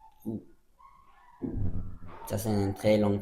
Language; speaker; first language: French; non-native, local second language; English